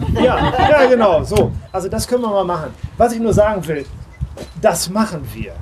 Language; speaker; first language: German; native; German